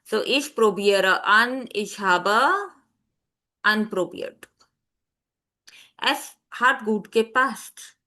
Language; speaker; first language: German; non-native, fluent; Hindi